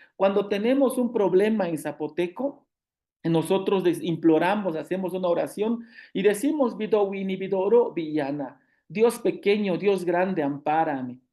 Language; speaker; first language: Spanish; non-native, local second language; Zapotec